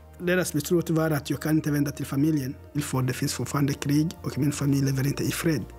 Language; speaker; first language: Swedish; non-native, learner; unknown